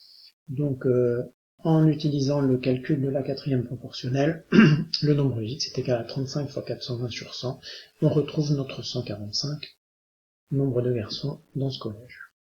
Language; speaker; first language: French; native; French